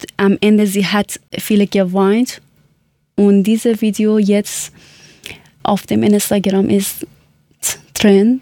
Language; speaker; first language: German; non-native, learner; Persian